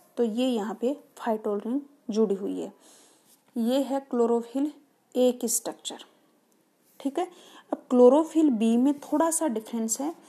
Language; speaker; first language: Hindi; native; Hindi